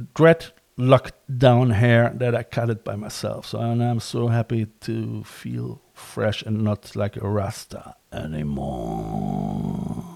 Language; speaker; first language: English; non-native, fluent; German